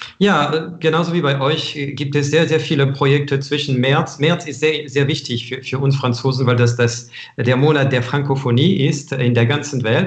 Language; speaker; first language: German; non-native, fluent; French